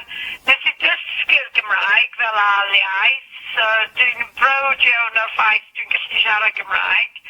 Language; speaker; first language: Welsh; non-native, local second language; English